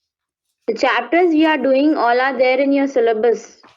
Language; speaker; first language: English; non-native, local second language; Hindi